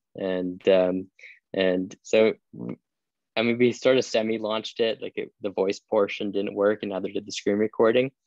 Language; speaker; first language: English; native; English